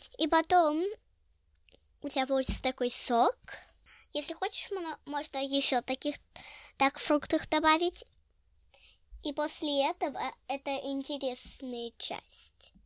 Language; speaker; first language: Russian; early bilingual, heritage; Russian